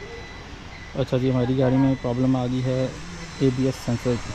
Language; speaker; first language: Urdu; native; Urdu